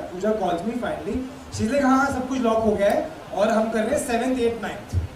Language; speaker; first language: Hindi; native; Hindi